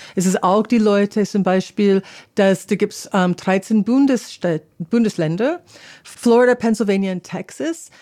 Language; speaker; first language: German; non-native, learner; English